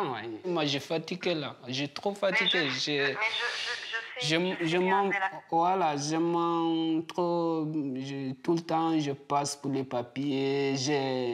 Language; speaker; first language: French; non-native, learner; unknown